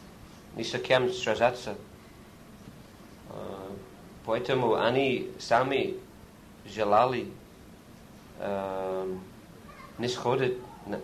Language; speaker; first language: Russian; non-native, learner; English